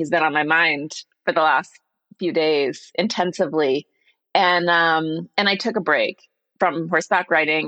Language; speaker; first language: English; native; English